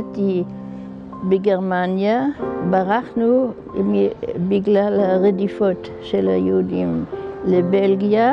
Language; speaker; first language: Hebrew; non-native, fluent; German